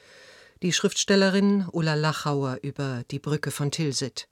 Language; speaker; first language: German; native; German